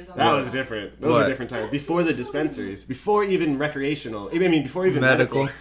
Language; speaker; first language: English; native; English